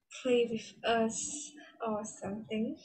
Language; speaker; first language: English; non-native, learner; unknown